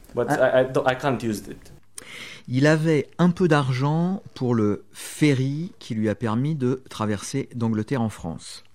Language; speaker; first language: English; non-native, fluent; Romanian